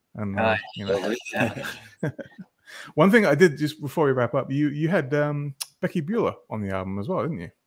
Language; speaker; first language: English; native; English